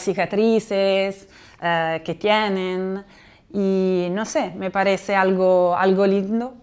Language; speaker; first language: Spanish; non-native, fluent; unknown